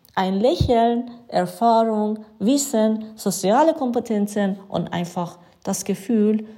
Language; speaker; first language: German; non-native, fluent; Persian